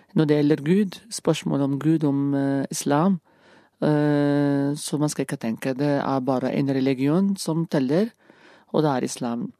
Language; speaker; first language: Norwegian; non-native, fluent; Arabic